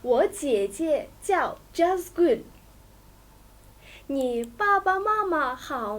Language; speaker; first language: Chinese; non-native, fluent; Kyrgyz